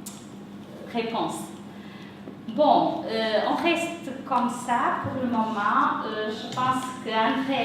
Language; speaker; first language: French; non-native, fluent; Portuguese